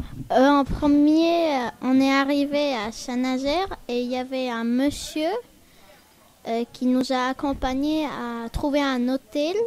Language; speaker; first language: French; early bilingual, other home language; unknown